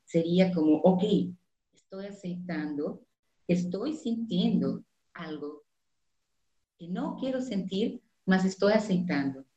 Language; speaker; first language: Spanish; non-native, fluent; Portuguese